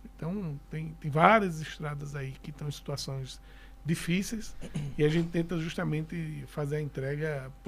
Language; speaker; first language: Portuguese; native; Portuguese